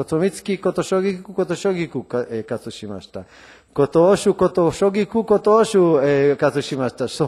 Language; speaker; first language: Japanese; non-native, learner; Hebrew